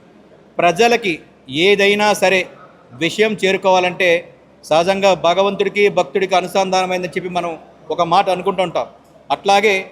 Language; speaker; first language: Telugu; native; Telugu